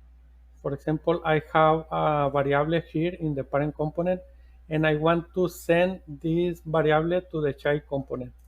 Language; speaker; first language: English; non-native, learner; Spanish